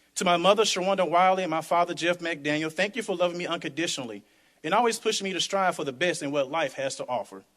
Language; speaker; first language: English; native; English